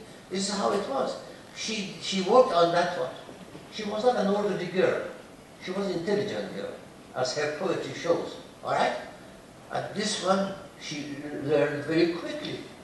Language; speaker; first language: English; non-native, fluent; Persian